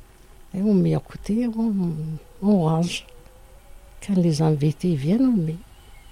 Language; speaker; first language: French; non-native, learner; Arabic